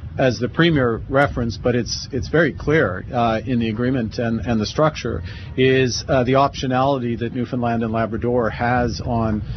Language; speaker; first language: English; native; English